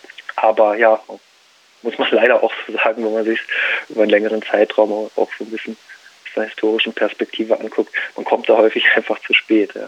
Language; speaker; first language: German; native; German